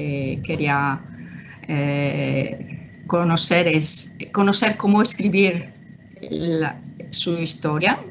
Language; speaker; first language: Spanish; non-native, fluent; Italian